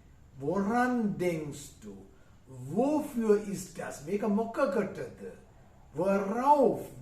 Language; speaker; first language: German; non-native, fluent; Sinhala